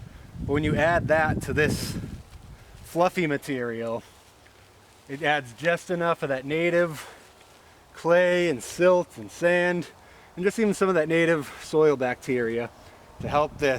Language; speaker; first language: English; native; English